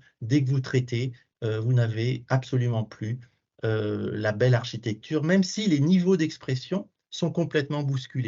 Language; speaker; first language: French; native; French